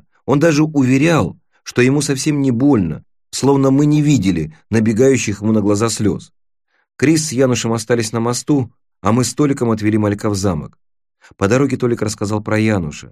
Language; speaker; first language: Russian; native; Russian